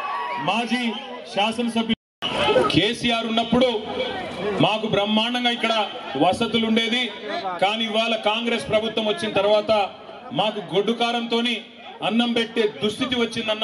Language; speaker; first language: Telugu; native; Telugu